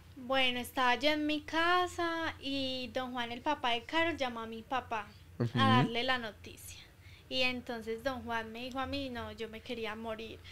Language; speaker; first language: Spanish; native; Spanish